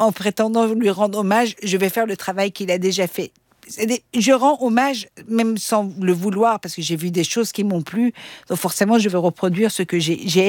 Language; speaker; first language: French; non-native, fluent; Persian